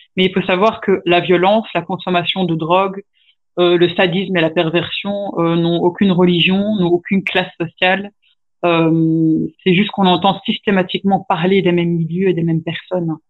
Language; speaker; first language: French; native; French